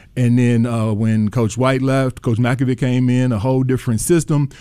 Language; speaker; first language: English; native; English